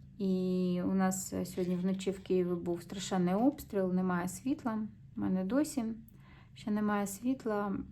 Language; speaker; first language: Ukrainian; non-native, local second language; Russian